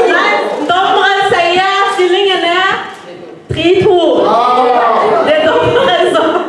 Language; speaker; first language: Norwegian; non-native, fluent; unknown